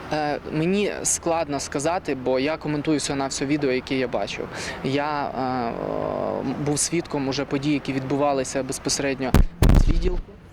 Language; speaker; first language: Ukrainian; native; Ukrainian